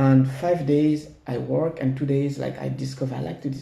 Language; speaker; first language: English; non-native, learner; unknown